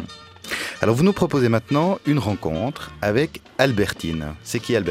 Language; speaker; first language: French; native; French